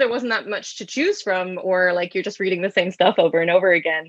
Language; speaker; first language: English; native; English